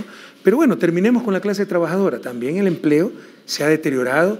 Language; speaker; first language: Spanish; native; Spanish